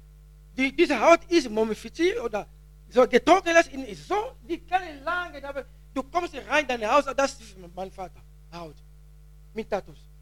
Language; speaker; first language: German; non-native, learner; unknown